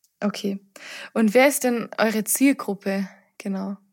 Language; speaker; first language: German; native; German